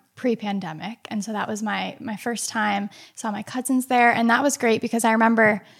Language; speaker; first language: English; early bilingual, other home language; Portuguese